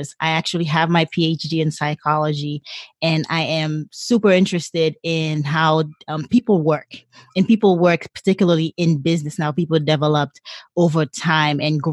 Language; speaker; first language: English; non-native, fluent; Haitian Creole